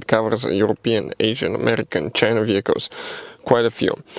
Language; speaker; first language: English; non-native, fluent; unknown